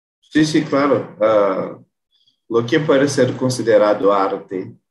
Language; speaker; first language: Spanish; non-native, learner; Portuguese